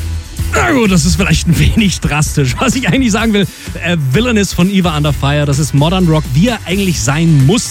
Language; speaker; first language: German; native; German